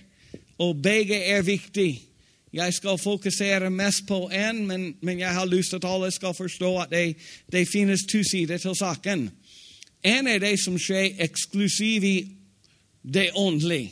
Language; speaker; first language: Swedish; non-native, fluent; English